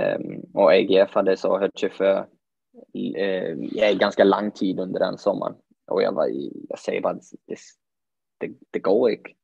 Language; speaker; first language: Swedish; native; Swedish